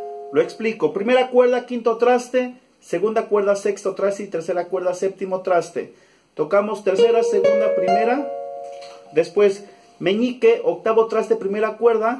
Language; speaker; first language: Spanish; native; Spanish